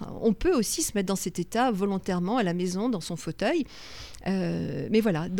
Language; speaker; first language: French; native; French